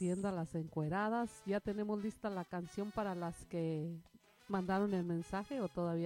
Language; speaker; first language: Spanish; native; Spanish